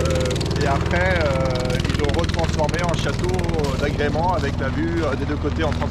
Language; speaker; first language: French; native; French